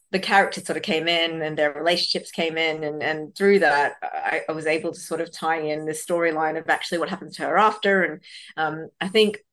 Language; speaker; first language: English; native; English